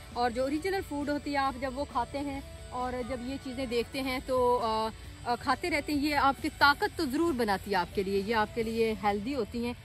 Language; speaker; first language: Urdu; non-native, local second language; Punjabi